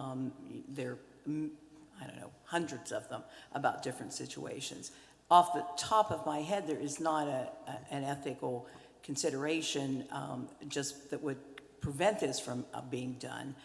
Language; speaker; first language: English; native; English